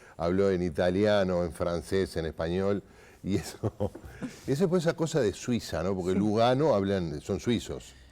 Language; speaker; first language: Spanish; native; Spanish